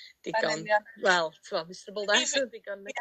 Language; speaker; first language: Welsh; native; Welsh